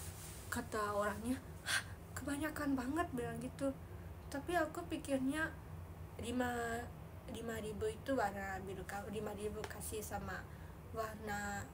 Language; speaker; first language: Indonesian; non-native, learner; Japanese